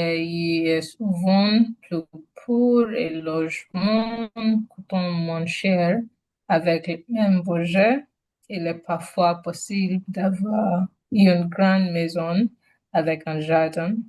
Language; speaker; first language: French; non-native, learner; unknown